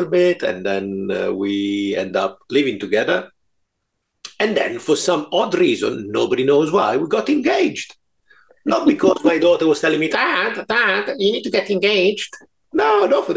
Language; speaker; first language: English; non-native, fluent; Italian